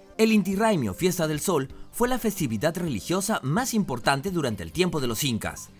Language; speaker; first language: Spanish; native; Spanish